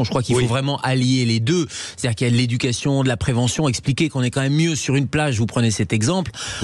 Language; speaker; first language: French; native; French